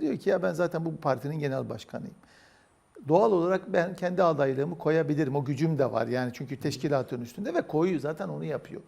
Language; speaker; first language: Turkish; native; Turkish